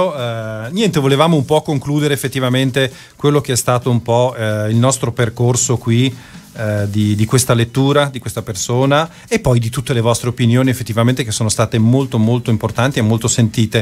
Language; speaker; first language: Italian; native; Italian